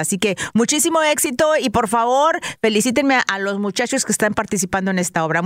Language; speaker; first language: Spanish; native; Spanish